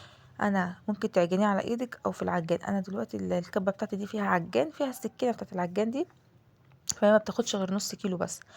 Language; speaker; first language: Arabic; native; Arabic